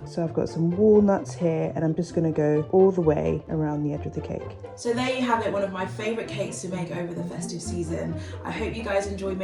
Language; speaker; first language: English; native; English